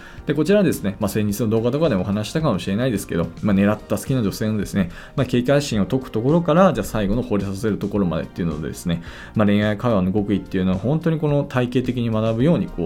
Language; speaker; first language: Japanese; native; Japanese